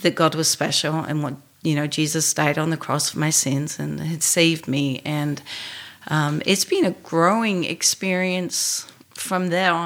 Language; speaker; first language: English; native; English